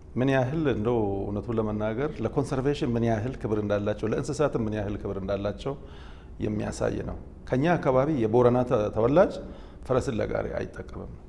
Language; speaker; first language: Amharic; non-native, local second language; Oromo